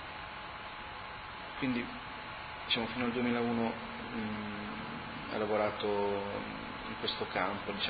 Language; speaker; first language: Italian; native; Italian